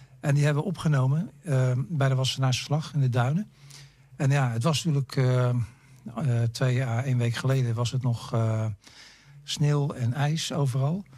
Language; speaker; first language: Dutch; native; Dutch